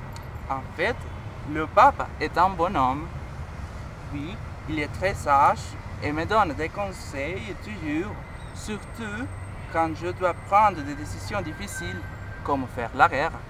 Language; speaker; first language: French; non-native, learner; Spanish